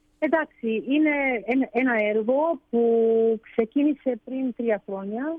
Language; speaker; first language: Greek; early bilingual, heritage; English